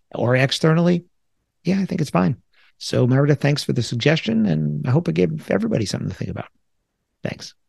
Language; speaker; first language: English; native; English